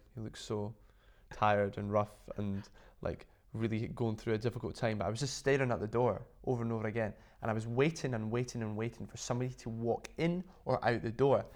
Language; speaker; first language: English; native; English